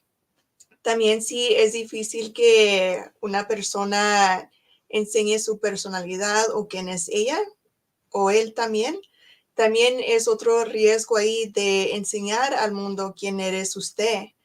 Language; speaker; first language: Spanish; early bilingual, heritage; Spanish